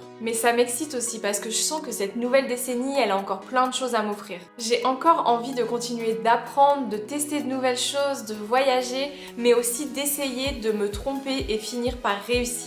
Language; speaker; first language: French; native; French